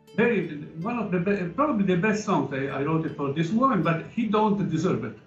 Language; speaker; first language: English; non-native, learner; Italian